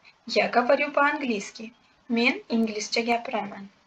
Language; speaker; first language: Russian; non-native, local second language; Uzbek